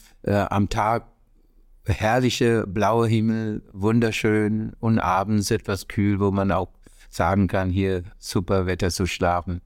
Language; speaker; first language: German; non-native, fluent; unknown